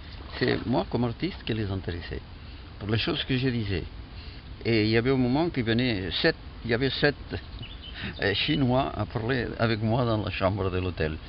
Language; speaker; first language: French; non-native, fluent; Catalan